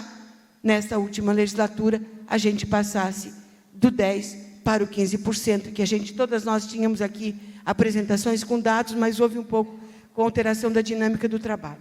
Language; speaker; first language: Portuguese; native; Portuguese